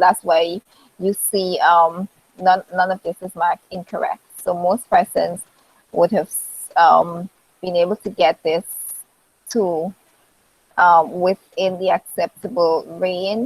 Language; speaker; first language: English; native; English